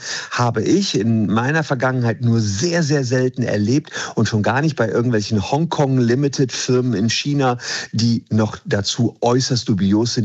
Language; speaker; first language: German; native; German